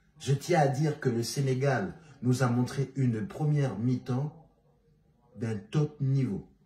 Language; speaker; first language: French; non-native, local second language; Bambara